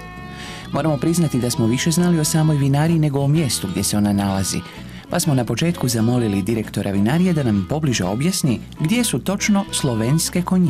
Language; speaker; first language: Croatian; native; Croatian